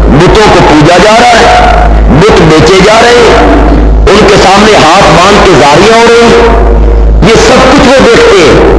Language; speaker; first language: Urdu; non-native, local second language; Punjabi